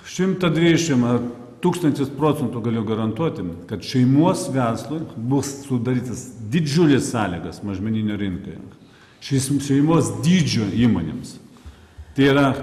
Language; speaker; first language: Lithuanian; non-native, fluent; Russian